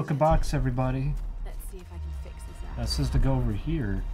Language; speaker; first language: English; native; English